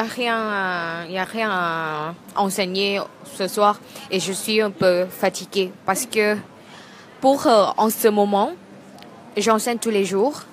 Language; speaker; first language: French; non-native, learner; Thai